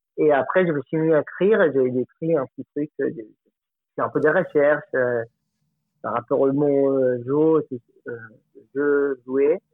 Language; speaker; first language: French; non-native, fluent; Spanish